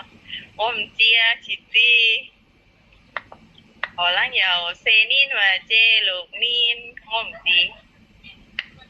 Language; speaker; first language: Cantonese; non-native, learner; Indonesian